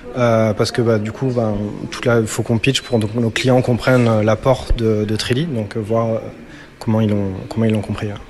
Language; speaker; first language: French; native; French